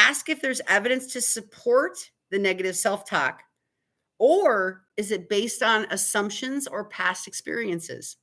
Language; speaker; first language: English; native; English